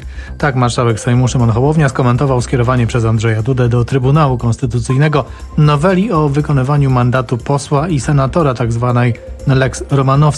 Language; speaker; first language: Polish; native; Polish